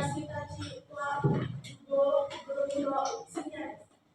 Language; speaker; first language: Japanese; non-native, learner; Indonesian